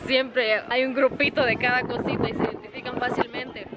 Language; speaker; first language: Spanish; native; Spanish